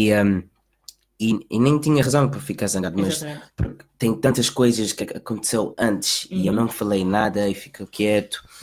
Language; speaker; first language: Portuguese; early bilingual, heritage; Portuguese